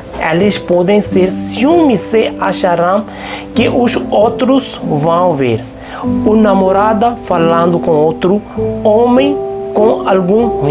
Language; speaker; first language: Portuguese; non-native, local second language; Hindi